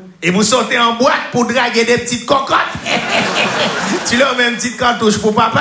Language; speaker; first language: French; native; French